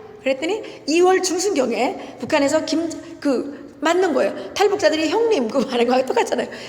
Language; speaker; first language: Korean; native; Korean